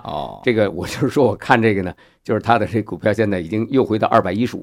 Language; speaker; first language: Chinese; native; Chinese